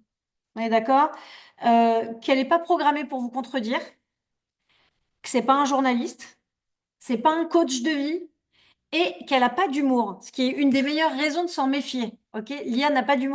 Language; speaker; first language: French; native; French